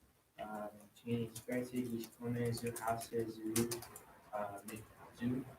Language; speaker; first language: German; non-native, learner; English